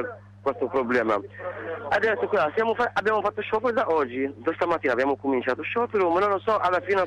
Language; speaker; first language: Italian; non-native, learner; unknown